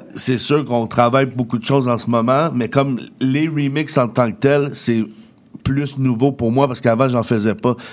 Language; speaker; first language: French; native; French